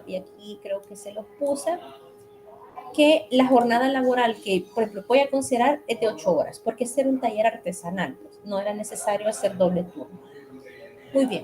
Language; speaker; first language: Spanish; native; Spanish